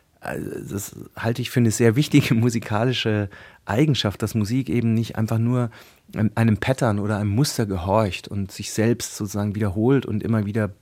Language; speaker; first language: German; native; German